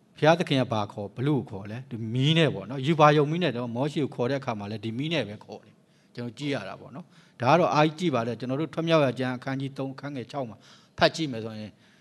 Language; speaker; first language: Burmese; non-native, local second language; Kachin